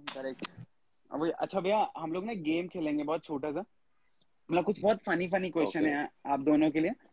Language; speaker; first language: Hindi; native; Hindi